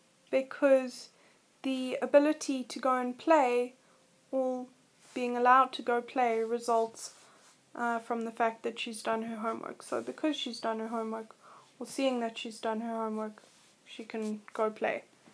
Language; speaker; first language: English; native; English